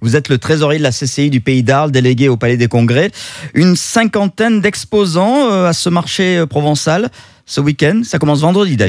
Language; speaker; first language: French; native; French